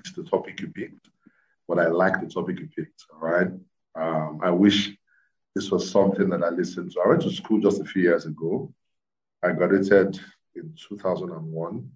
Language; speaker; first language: English; non-native, local second language; Yoruba